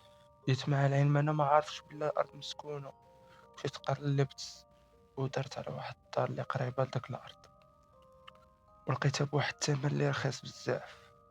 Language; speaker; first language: Arabic; native; Arabic